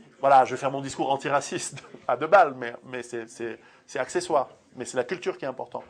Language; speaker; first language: French; early bilingual, other home language; Italian